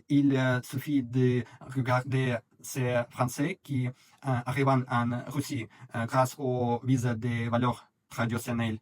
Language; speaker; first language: French; non-native, learner; Russian